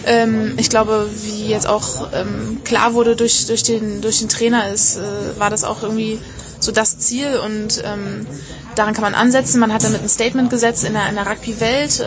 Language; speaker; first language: German; native; German